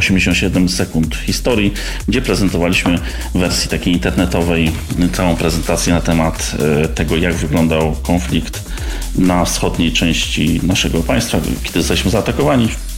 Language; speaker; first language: Polish; native; Polish